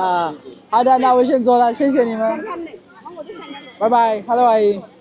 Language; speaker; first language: Chinese; non-native, learner; Amharic